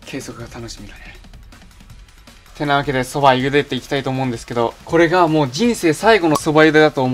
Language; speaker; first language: Japanese; native; Japanese